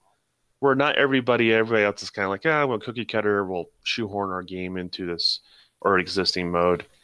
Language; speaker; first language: English; native; English